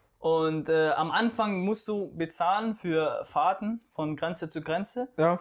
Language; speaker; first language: German; non-native, fluent; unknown